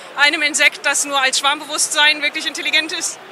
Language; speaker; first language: German; native; German